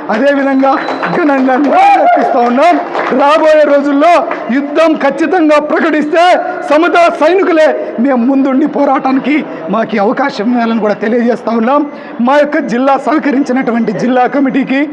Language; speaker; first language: Telugu; native; Telugu